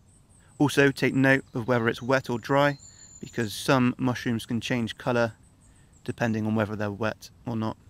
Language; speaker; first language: English; native; English